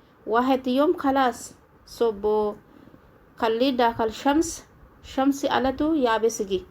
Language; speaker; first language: Arabic; non-native, learner; Oromo